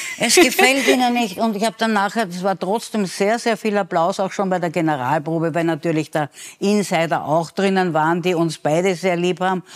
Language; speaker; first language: German; native; German